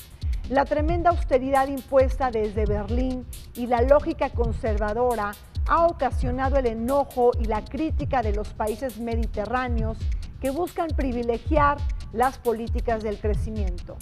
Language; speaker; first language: Spanish; native; Spanish